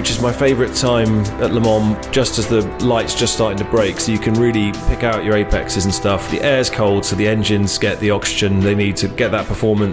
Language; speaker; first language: English; native; English